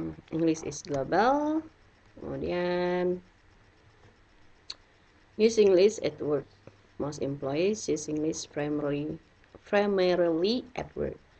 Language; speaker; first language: English; non-native, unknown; Indonesian